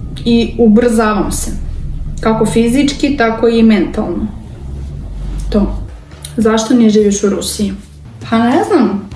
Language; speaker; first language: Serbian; non-native, learner; Russian